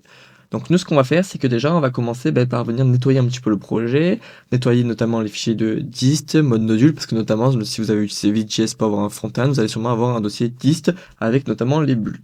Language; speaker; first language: French; native; French